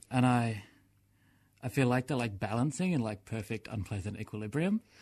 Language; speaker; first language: English; native; English